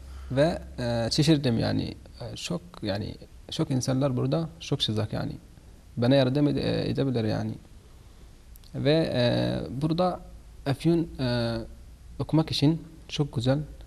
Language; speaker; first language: Turkish; non-native, learner; Arabic